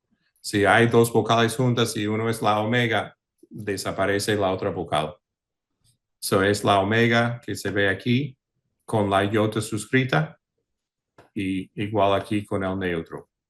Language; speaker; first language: Spanish; early bilingual, heritage; English